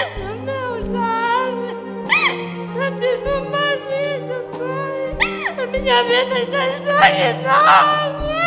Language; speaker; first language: Portuguese; non-native, local second language; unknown